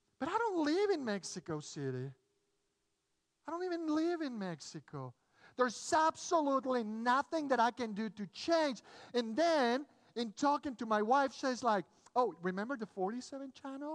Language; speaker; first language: English; non-native, fluent; Spanish